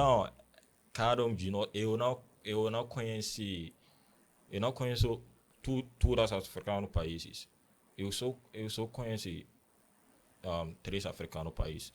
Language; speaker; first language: Portuguese; non-native, learner; Akan